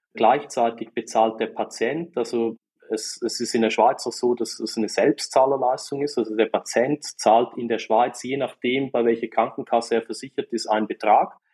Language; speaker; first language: German; native; German